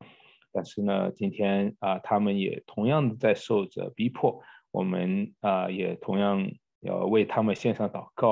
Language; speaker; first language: Chinese; native; Chinese